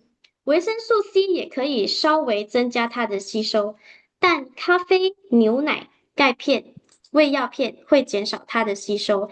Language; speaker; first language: Chinese; native; Chinese